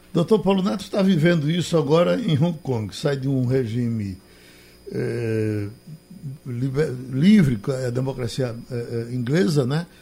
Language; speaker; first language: Portuguese; native; Portuguese